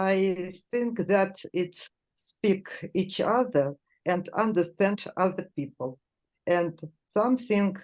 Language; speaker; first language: English; non-native, learner; Russian